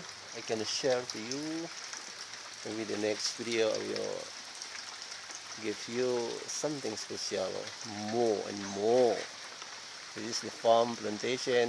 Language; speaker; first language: English; non-native, learner; Indonesian